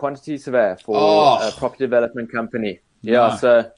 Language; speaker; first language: English; native; English